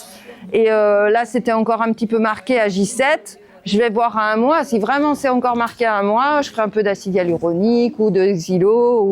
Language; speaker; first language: French; native; French